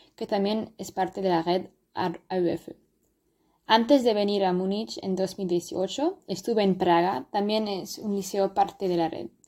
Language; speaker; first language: Spanish; non-native, learner; German